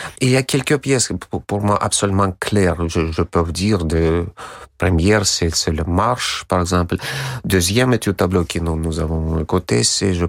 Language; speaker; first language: French; non-native, learner; Russian